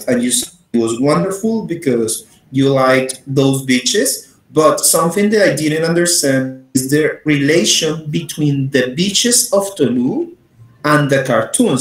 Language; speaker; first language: English; non-native, fluent; Spanish